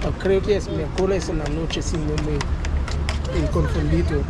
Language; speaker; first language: Spanish; non-native, learner; Haitian Creole